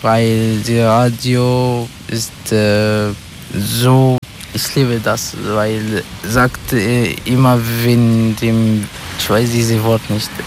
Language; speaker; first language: German; non-native, learner; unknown